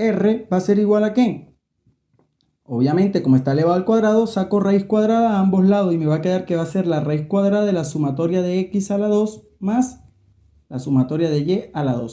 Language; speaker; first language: Spanish; native; Spanish